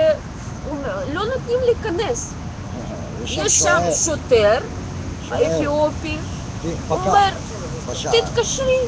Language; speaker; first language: Hebrew; non-native, local second language; Russian